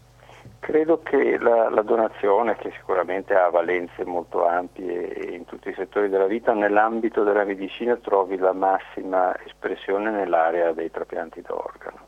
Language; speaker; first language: Italian; native; Italian